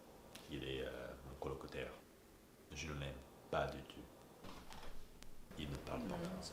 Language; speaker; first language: French; non-native, learner; English